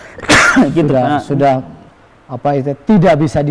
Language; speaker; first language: Indonesian; native; Indonesian